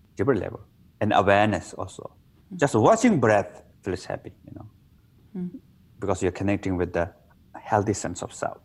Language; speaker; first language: English; non-native, local second language; Tibetan